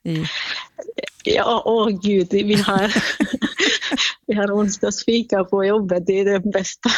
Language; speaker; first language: Swedish; non-native, fluent; Central Kurdish